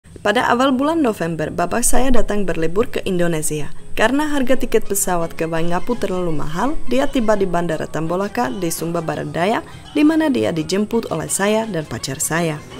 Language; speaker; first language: Indonesian; non-native, fluent; Czech